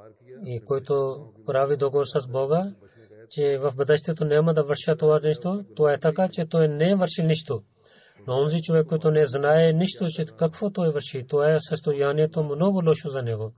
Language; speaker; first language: Bulgarian; non-native, learner; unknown